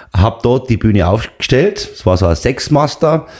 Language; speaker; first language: German; native; German